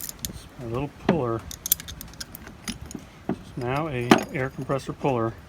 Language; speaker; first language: English; native; English